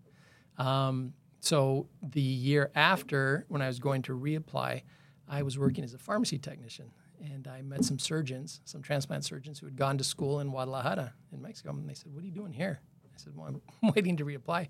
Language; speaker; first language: English; native; English